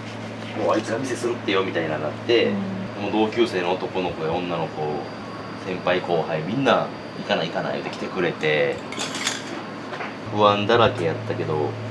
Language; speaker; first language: Japanese; native; Japanese